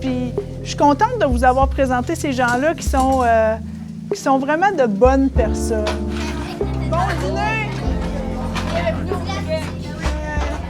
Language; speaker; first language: French; native; French